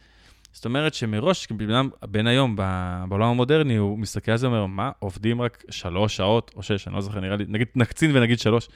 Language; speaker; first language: Hebrew; native; Hebrew